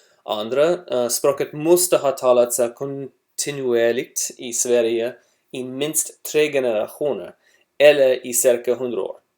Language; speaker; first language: Swedish; non-native, learner; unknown